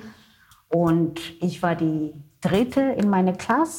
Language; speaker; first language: German; non-native, learner; Xhosa